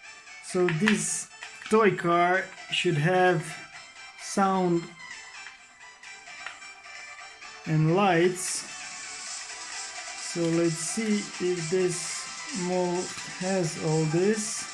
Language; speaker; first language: English; non-native, fluent; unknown